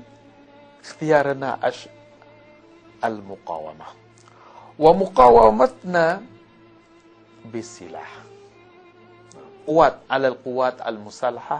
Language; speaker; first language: Arabic; non-native, learner; Malay